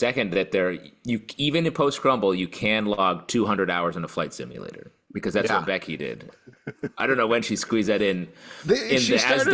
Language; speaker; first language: English; native; English